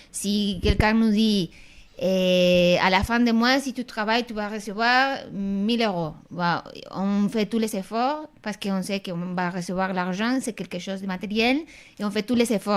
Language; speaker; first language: French; non-native, fluent; Spanish